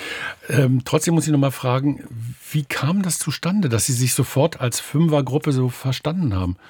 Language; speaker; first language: German; native; German